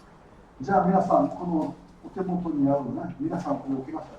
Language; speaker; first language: Japanese; early bilingual, heritage; Portuguese